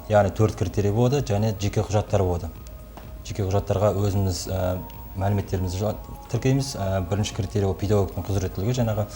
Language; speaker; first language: Kazakh; native; Kazakh